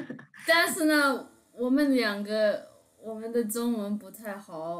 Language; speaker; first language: Chinese; early bilingual, heritage; Chinese